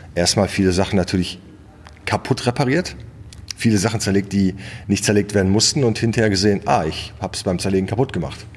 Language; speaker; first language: German; native; German